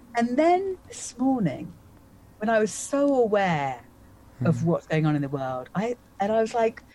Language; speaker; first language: English; native; English